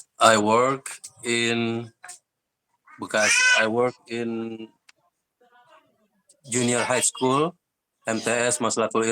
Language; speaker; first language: English; non-native, learner; Indonesian